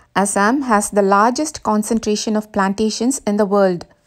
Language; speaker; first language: English; non-native, local second language; Tamil